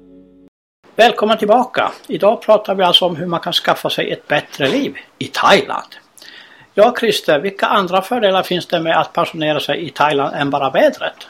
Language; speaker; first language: Swedish; native; Swedish